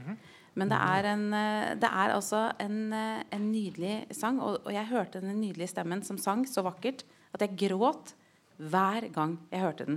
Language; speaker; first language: Norwegian; native; Norwegian